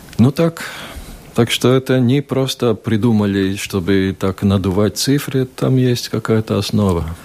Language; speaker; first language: Russian; non-native, local second language; Latvian